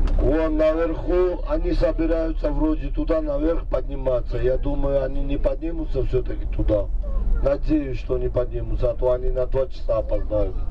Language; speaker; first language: Russian; non-native, local second language; Georgian